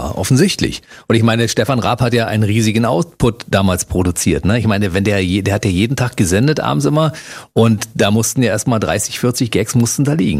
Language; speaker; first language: German; native; German